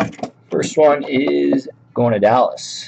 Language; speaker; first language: English; native; English